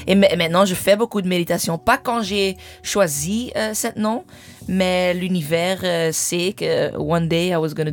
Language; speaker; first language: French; non-native, learner; English